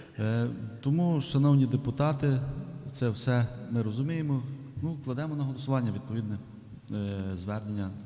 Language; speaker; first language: Ukrainian; native; Ukrainian